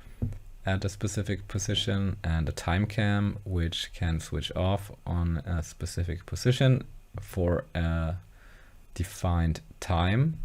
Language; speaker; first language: English; non-native, fluent; German